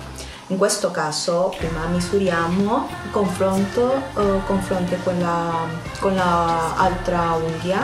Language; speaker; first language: Italian; non-native, fluent; Spanish